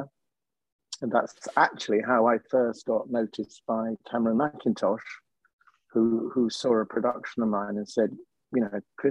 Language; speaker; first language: English; native; English